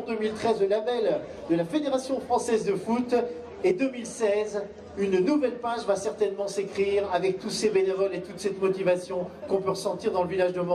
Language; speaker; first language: French; native; French